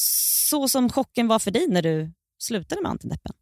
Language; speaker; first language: Swedish; native; Swedish